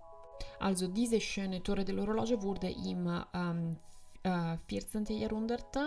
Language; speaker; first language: German; non-native, fluent; Italian